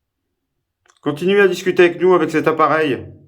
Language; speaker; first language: French; native; French